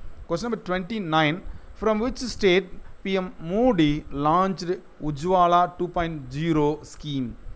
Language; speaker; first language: English; non-native, local second language; Tamil